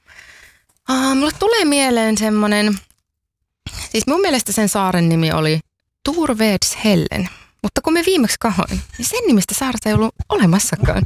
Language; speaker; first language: Finnish; native; Finnish